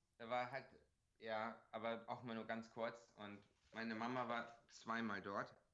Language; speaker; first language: German; native; German